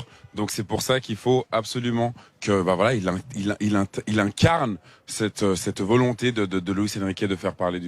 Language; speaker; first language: French; native; French